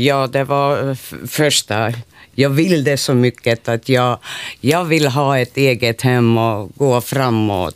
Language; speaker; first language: Swedish; non-native, local second language; Finnish